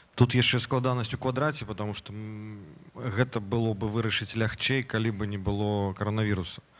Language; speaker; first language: Belarusian; non-native, local second language; Russian